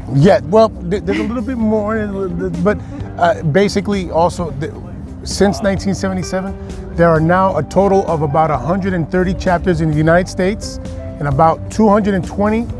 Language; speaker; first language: English; early bilingual, other home language; Spanish